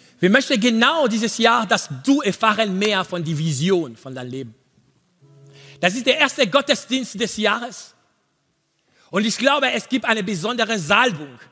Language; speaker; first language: German; non-native, learner; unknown